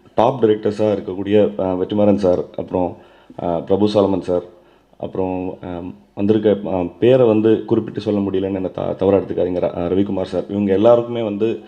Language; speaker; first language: Tamil; native; Tamil